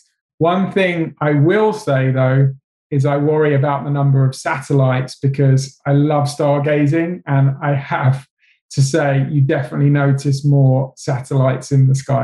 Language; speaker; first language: English; native; English